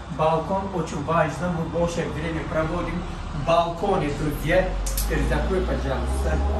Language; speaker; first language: Russian; non-native, learner; Turkish